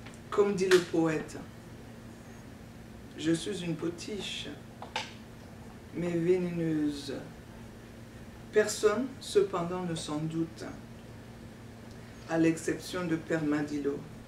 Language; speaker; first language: French; non-native, local second language; Duala